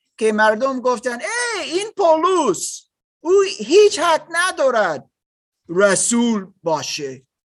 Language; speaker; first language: Persian; non-native, learner; German